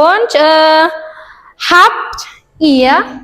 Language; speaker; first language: German; non-native, learner; Indonesian